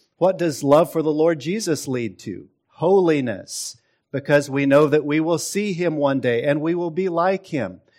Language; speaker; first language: English; native; English